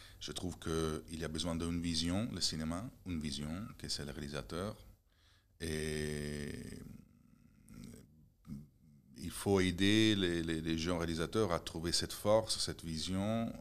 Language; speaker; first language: French; non-native, fluent; Italian